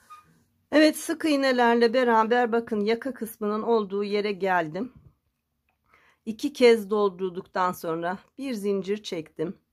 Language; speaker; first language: Turkish; native; Turkish